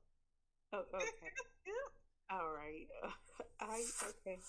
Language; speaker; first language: English; native; English